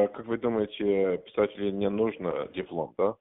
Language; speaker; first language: Russian; non-native, learner; English